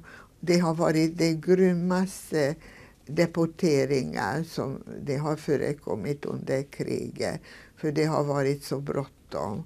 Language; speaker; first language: Swedish; non-native, fluent; Hungarian